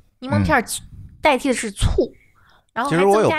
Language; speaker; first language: Chinese; native; Chinese